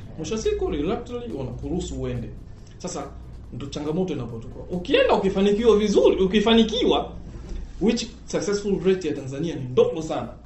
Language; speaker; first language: Swahili; native; Swahili